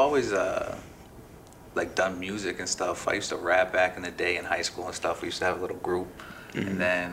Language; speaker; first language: English; native; English